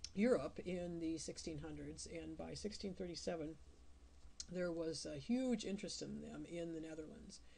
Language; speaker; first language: English; native; English